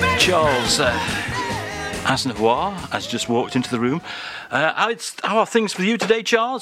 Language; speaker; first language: English; native; English